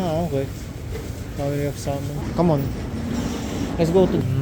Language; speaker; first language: English; non-native, learner; Filipino